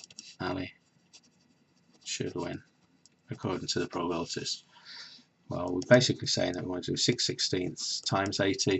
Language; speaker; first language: English; native; English